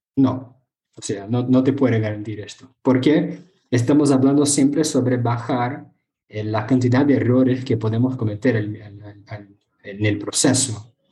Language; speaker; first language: Spanish; non-native, fluent; Portuguese